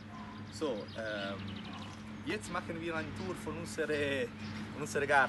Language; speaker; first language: German; non-native, local second language; Italian